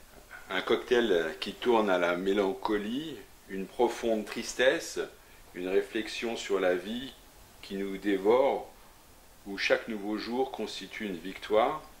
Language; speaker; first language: French; native; French